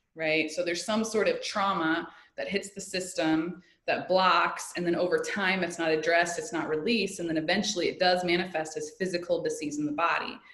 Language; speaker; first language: English; native; English